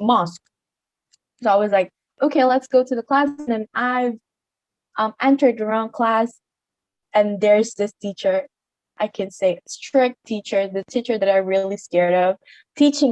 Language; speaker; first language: English; non-native, fluent; Indonesian